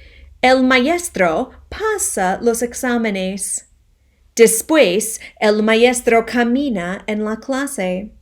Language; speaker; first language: Spanish; non-native, fluent; English